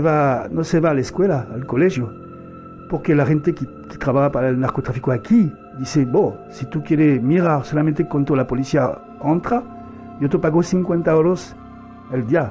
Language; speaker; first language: Spanish; non-native, fluent; French